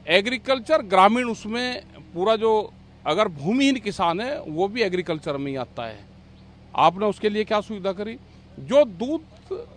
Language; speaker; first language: Hindi; native; Hindi